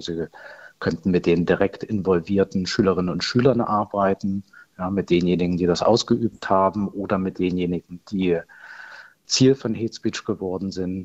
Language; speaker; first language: German; native; German